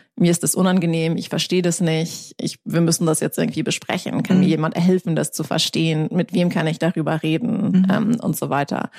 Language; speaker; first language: German; non-native, fluent; English